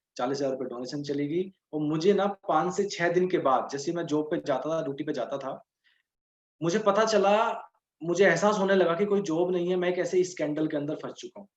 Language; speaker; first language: Hindi; native; Hindi